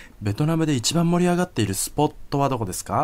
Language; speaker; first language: Japanese; native; Japanese